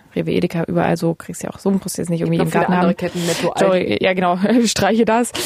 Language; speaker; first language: German; native; German